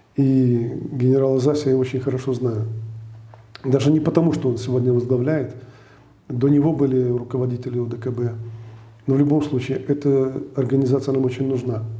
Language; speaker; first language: Russian; native; Russian